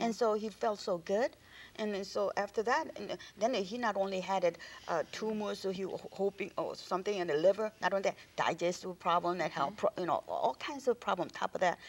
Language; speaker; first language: English; non-native, fluent; Korean